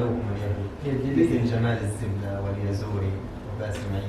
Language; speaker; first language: Arabic; native; Arabic